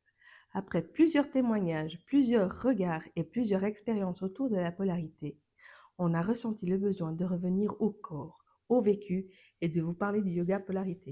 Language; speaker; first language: French; native; French